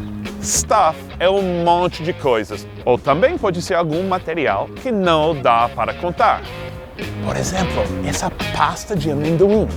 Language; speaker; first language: Portuguese; non-native, fluent; English